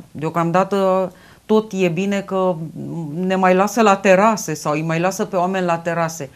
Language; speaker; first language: Romanian; native; Romanian